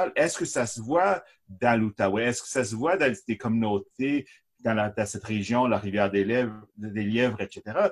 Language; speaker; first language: French; native; French